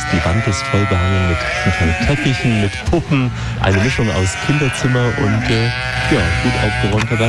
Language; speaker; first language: German; native; German